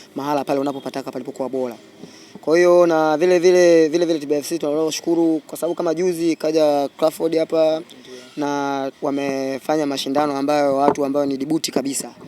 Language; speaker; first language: Swahili; native; Swahili